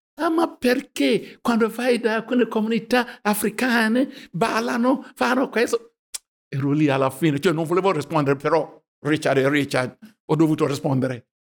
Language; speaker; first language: Italian; non-native, fluent; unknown